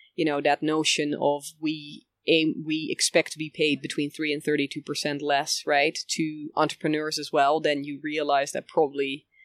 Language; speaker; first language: English; early bilingual, other home language; Dutch